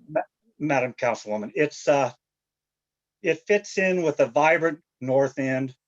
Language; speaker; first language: English; native; English